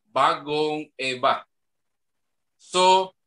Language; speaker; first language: Filipino; non-native, local second language; Cebuano